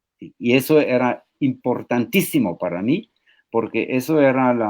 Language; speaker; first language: Spanish; non-native, fluent; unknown